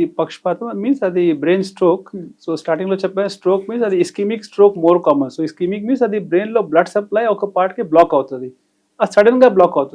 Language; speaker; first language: Telugu; non-native, fluent; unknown